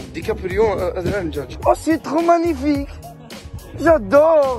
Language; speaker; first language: French; non-native, local second language; Arabic